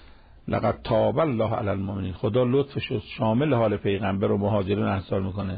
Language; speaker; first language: Persian; native; Persian